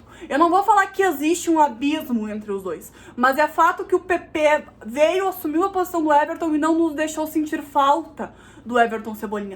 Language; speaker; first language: Portuguese; native; Portuguese